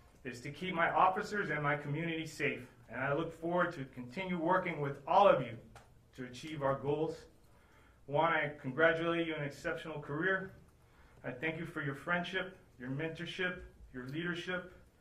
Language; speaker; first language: English; early bilingual, other home language; Spanish